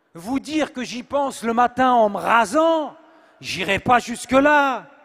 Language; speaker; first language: French; native; French